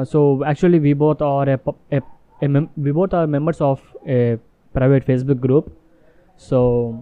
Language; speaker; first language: English; non-native, local second language; Telugu